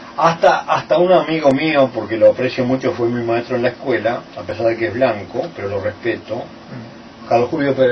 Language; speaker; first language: Spanish; native; Spanish